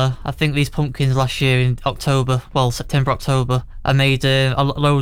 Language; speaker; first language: English; native; English